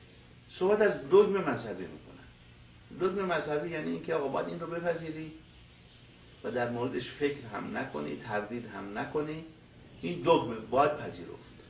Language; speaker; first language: Persian; native; Persian